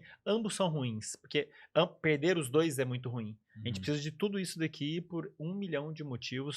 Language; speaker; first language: Portuguese; native; Portuguese